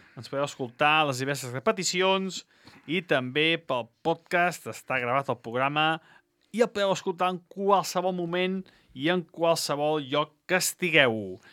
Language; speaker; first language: Catalan; native; Catalan